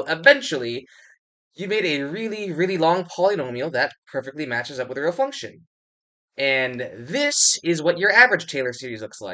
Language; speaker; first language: English; native; English